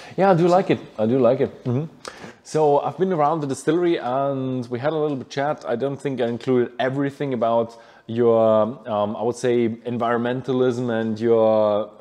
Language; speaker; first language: English; non-native, fluent; German